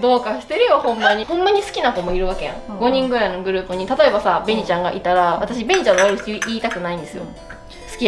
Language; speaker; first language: Japanese; native; Japanese